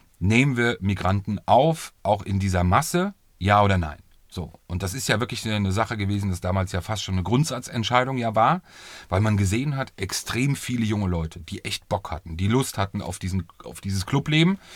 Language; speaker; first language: German; native; German